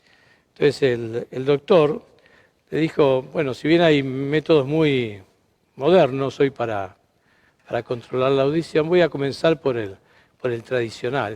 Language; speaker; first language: Spanish; native; Spanish